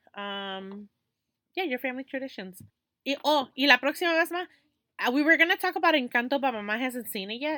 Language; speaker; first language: English; early bilingual, other home language; Spanish